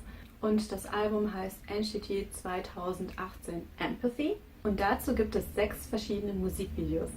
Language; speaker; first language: German; native; German